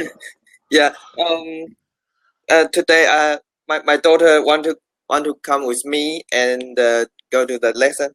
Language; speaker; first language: English; non-native, learner; Chinese